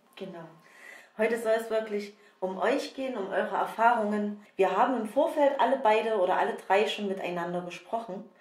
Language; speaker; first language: German; native; German